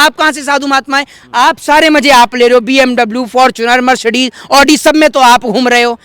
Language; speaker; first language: Hindi; native; Hindi